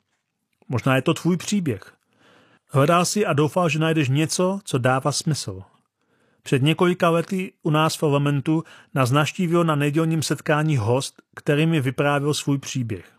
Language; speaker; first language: Czech; native; Czech